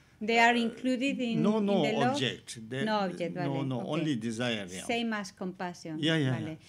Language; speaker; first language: English; non-native, learner; Spanish